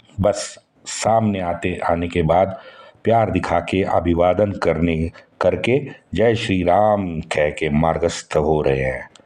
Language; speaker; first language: Hindi; non-native, local second language; Marathi